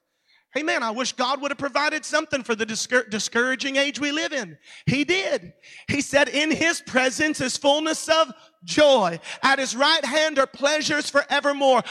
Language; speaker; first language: English; native; English